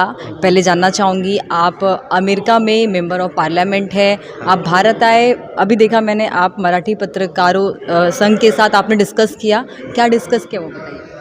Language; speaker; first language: Hindi; native; Hindi